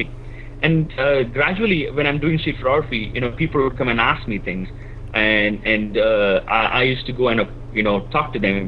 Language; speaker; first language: English; non-native, local second language; Malayalam